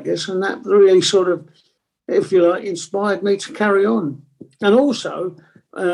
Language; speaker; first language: English; non-native, local second language; Italian